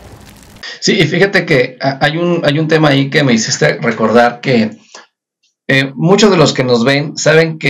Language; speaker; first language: Spanish; native; Spanish